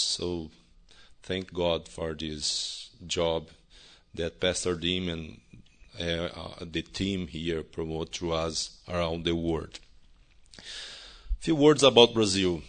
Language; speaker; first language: English; non-native, learner; Portuguese